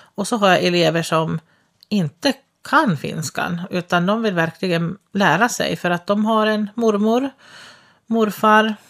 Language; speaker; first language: Swedish; early bilingual, other home language; Finnish